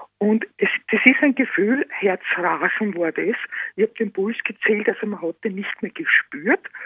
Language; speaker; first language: German; native; German